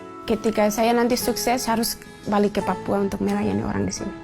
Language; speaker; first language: Indonesian; non-native, local second language; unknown